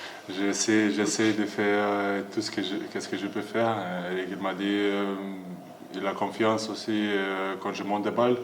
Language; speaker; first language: French; non-native, learner; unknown